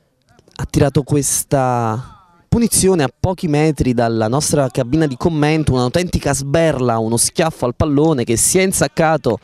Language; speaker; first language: Italian; native; Italian